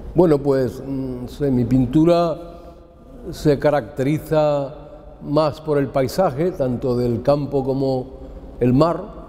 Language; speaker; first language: Spanish; native; Spanish